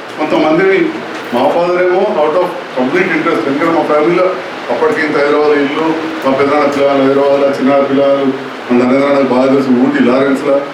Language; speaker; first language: Telugu; native; Telugu